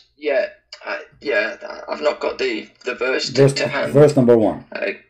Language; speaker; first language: English; native; English